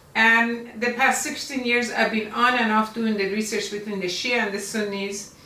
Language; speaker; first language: English; non-native, fluent; Persian